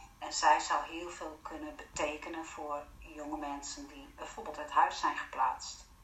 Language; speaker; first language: Dutch; non-native, fluent; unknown